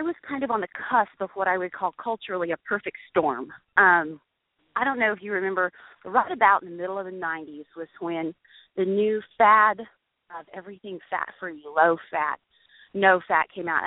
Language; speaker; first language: English; native; English